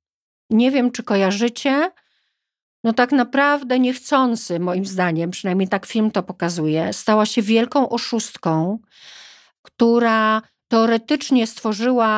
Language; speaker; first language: Polish; native; Polish